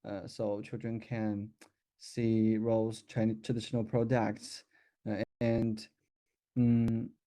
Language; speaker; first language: English; non-native, learner; Chinese